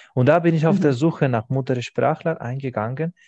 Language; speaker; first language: German; non-native, fluent; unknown